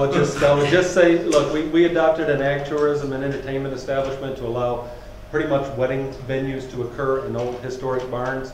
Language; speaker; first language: English; native; English